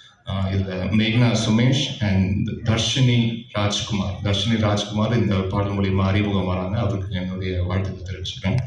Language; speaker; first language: Tamil; native; Tamil